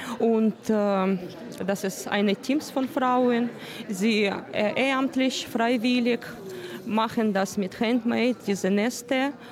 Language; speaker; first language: German; non-native, learner; Ukrainian